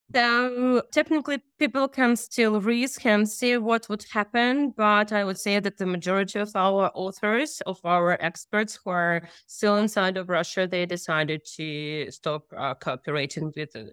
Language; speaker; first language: English; non-native, fluent; Russian